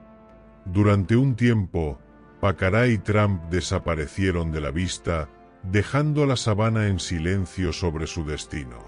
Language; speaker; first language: Spanish; native; Spanish